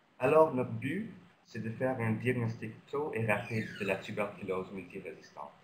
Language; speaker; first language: French; non-native, local second language; English